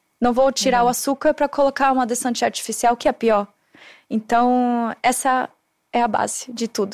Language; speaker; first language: Portuguese; non-native, fluent; German